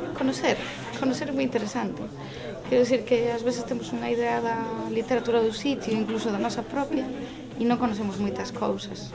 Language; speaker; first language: Galician; native; Galician